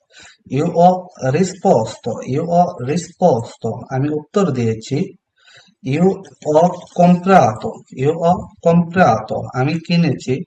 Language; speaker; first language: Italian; non-native, fluent; Bangla